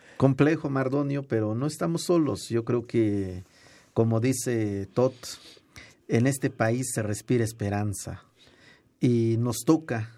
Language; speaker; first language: Spanish; non-native, local second language; Mixtepec Mixtec